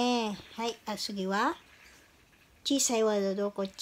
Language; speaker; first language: Japanese; non-native, learner; Filipino